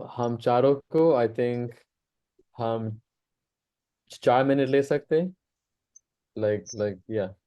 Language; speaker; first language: Hindi; non-native, local second language; English